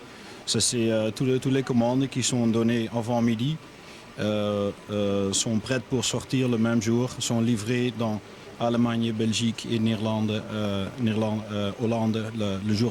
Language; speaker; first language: French; non-native, fluent; Dutch